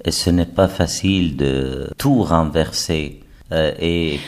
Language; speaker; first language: French; non-native, fluent; Arabic